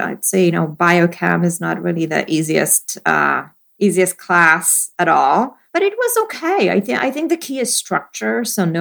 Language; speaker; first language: English; non-native, fluent; Polish